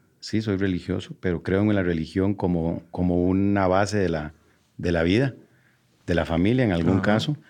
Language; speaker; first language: Spanish; native; Spanish